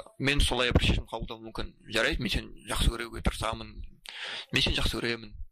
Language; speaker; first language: Kazakh; non-native, local second language; Russian